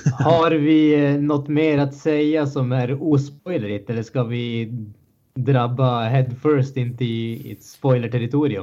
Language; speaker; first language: Swedish; native; Swedish